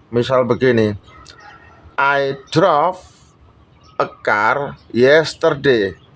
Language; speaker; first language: English; non-native, learner; Indonesian